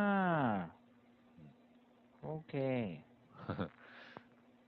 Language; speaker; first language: English; non-native, fluent; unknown